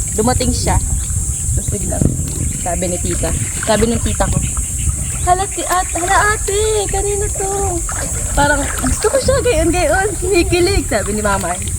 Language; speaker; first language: Filipino; non-native, local second language; Bikol